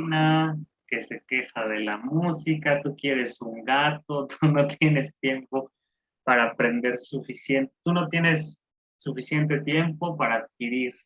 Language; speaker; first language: Spanish; non-native, fluent; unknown